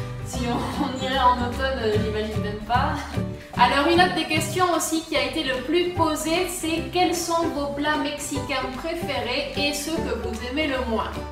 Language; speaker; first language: French; native; French